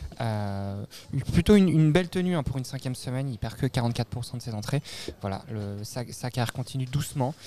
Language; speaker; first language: French; native; French